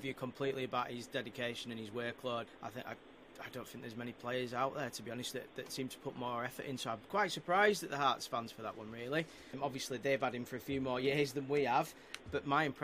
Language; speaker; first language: English; native; English